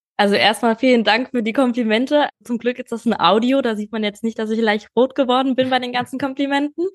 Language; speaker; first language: German; native; German